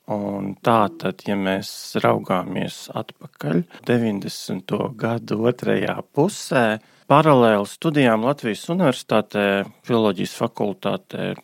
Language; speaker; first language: Latvian; native; Latvian